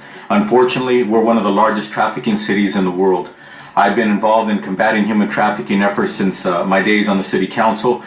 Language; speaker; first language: English; native; English